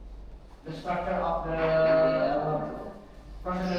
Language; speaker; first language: English; non-native, learner; Indonesian